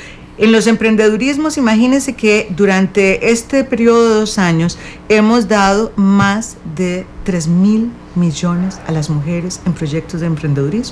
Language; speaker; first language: Spanish; native; Spanish